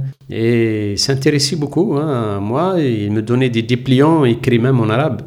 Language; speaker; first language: French; non-native, local second language; Arabic